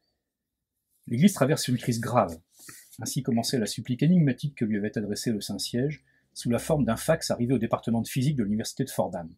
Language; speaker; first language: French; native; French